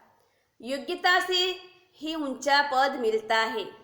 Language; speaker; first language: Hindi; non-native, local second language; Gujarati